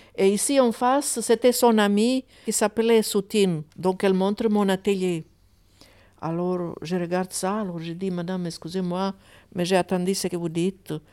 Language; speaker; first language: French; non-native, fluent; Croatian